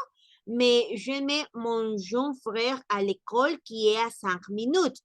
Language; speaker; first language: French; non-native, learner; Spanish